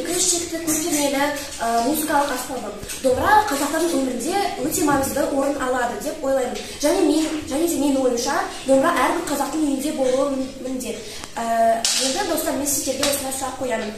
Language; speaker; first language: Kazakh; non-native, local second language; Russian